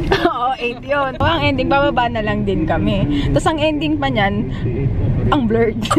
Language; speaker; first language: Filipino; native; Filipino